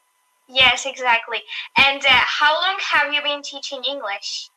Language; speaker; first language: English; non-native, learner; Turkish